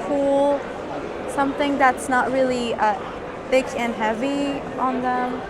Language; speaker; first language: English; non-native, fluent; Persian